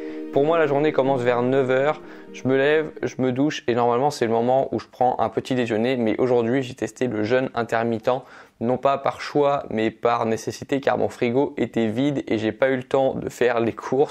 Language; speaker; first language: French; native; French